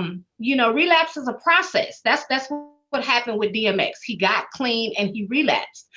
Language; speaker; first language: English; native; English